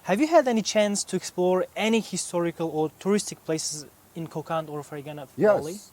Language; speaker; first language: English; non-native, fluent; Uzbek